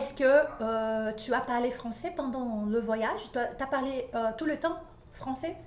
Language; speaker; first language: French; non-native, fluent; Portuguese